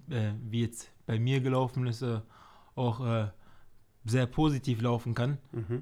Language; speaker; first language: German; native; German